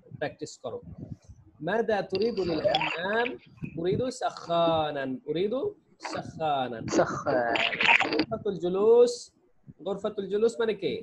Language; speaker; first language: Arabic; non-native, fluent; Bangla